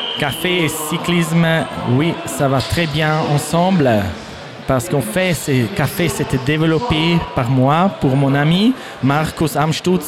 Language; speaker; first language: French; non-native, learner; German